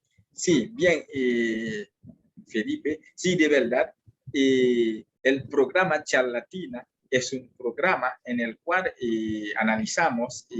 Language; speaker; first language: Spanish; non-native, fluent; French